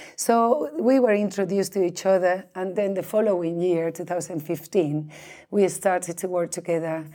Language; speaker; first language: English; non-native, fluent; Spanish